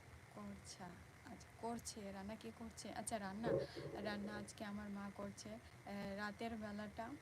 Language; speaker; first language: Bangla; non-native, local second language; Santali